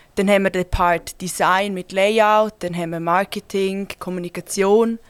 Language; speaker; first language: German; native; German